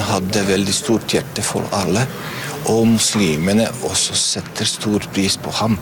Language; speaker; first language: Norwegian; non-native, fluent; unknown